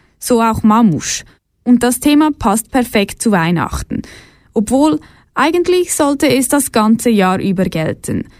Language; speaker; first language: German; native; German